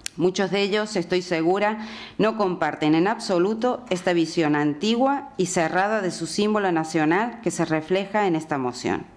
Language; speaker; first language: Spanish; native; Spanish